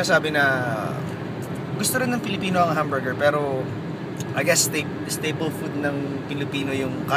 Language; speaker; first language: Filipino; native; Filipino